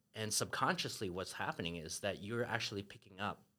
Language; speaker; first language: English; native; English